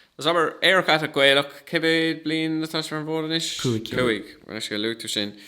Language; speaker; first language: Irish; non-native, local second language; English